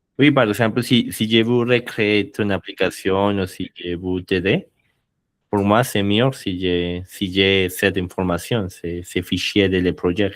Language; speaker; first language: French; non-native, learner; Spanish